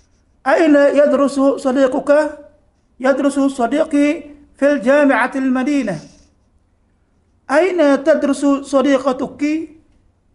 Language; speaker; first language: Arabic; non-native, learner; Indonesian